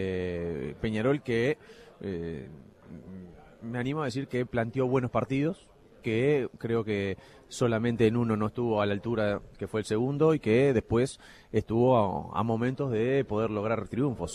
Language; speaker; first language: Spanish; native; Spanish